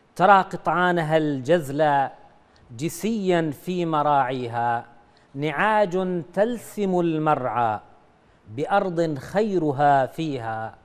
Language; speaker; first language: Arabic; native; Arabic